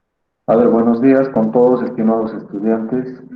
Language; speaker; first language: Spanish; native; Spanish